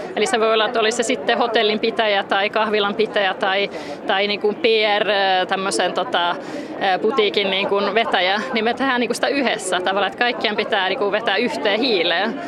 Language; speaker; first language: Finnish; early bilingual, heritage; Finnish